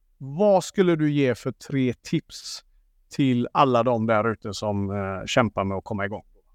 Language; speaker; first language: Swedish; native; Swedish